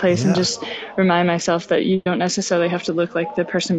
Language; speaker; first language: English; native; English